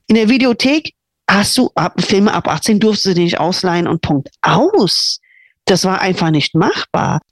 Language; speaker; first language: German; non-native, fluent; English